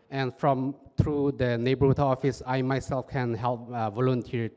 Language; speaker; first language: English; non-native, fluent; Burmese